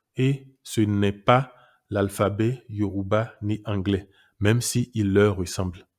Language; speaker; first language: French; non-native, local second language; Yoruba